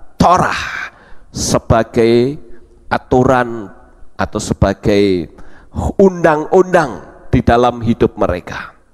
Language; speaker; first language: Indonesian; native; Indonesian